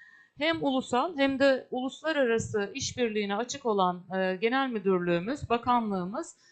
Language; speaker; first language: Turkish; native; Turkish